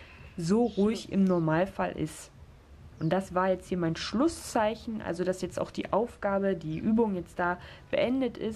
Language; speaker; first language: German; native; German